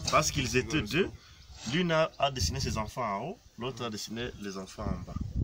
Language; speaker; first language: French; non-native, local second language; Swahili